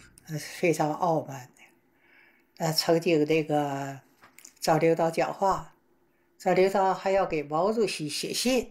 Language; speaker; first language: Chinese; native; Chinese